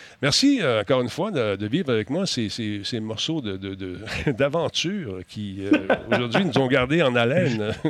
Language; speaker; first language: French; native; French